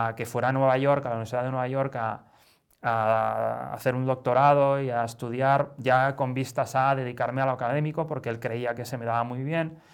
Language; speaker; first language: Spanish; native; Spanish